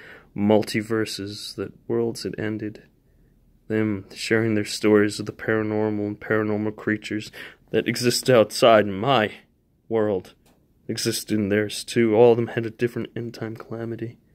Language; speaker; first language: English; native; English